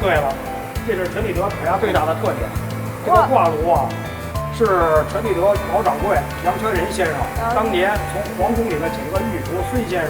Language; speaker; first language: Chinese; native; Chinese